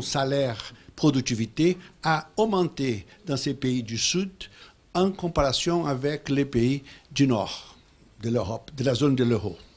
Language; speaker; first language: French; non-native, fluent; Portuguese